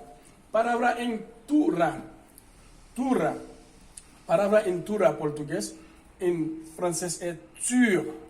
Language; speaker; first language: Portuguese; non-native, fluent; Haitian Creole